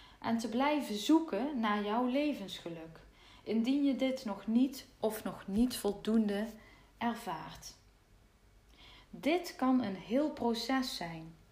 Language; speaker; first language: Dutch; native; Dutch